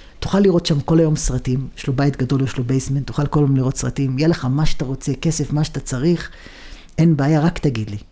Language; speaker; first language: Hebrew; native; Hebrew